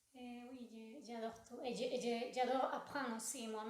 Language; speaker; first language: French; non-native, learner; Spanish